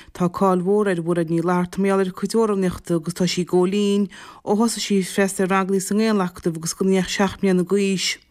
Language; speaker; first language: Irish; native; Irish